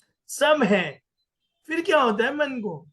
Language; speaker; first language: Hindi; native; Hindi